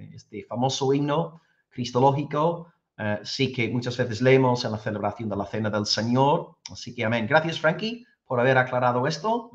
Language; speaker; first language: Spanish; non-native, fluent; English